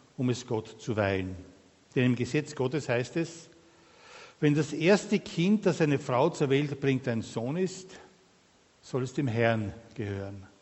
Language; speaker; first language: German; native; German